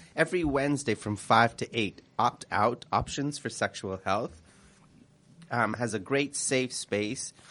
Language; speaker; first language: English; early bilingual, other home language; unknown